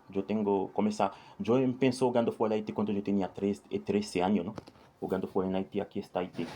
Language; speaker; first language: Spanish; non-native, learner; Haitian Creole